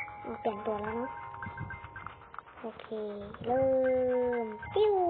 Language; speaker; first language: Thai; native; Thai